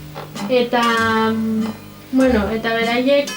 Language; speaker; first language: Basque; non-native, local second language; Spanish